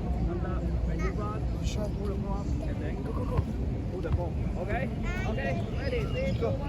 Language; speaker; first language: English; non-native, fluent; Cantonese